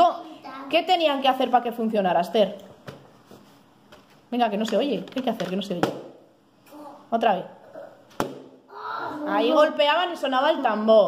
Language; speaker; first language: Spanish; native; Spanish